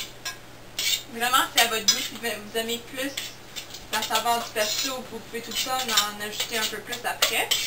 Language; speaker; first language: French; non-native, local second language; English